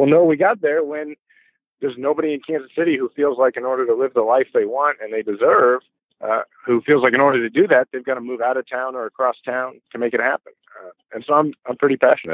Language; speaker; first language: English; native; English